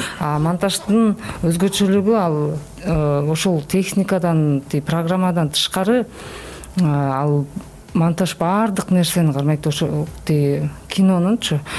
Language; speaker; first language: Kyrgyz; native; Kyrgyz